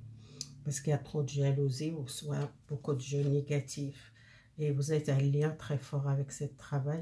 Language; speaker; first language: French; non-native, fluent; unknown